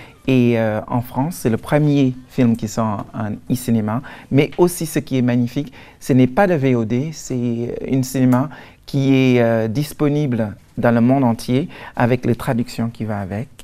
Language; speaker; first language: French; non-native, fluent; English